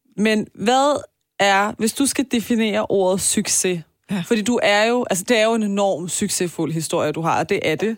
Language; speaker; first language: Danish; early bilingual, other home language; Persian